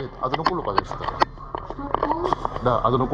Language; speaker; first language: Russian; non-native, learner; Korean